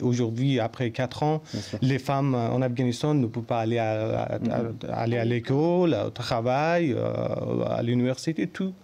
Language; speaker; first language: French; non-native, learner; Persian